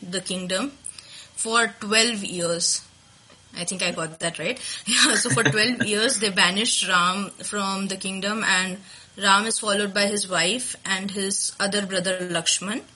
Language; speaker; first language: English; non-native, local second language; Telugu